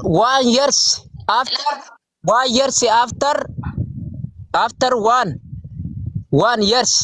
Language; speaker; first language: English; non-native, learner; Oromo